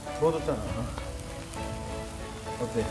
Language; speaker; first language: Korean; native; Korean